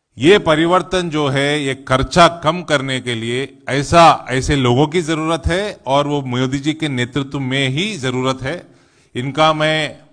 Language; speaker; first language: Hindi; non-native, local second language; Telugu